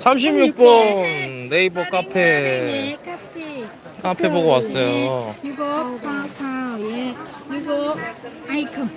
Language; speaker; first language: Korean; native; Korean